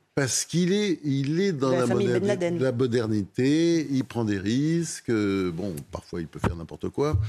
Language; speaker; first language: French; native; French